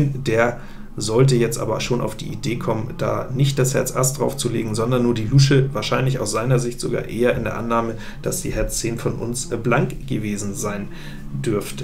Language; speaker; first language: German; native; German